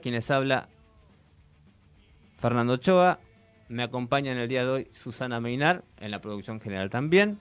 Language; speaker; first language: Spanish; native; Spanish